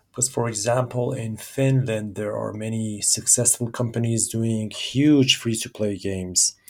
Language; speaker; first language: English; non-native, fluent; Persian